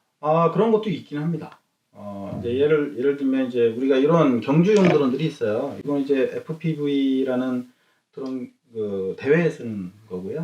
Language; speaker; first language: Korean; native; Korean